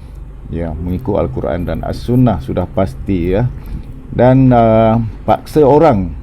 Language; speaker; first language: Malay; native; Malay